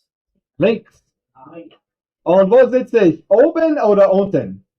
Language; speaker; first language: German; non-native, fluent; English